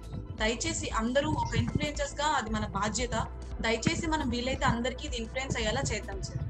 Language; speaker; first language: Telugu; native; Telugu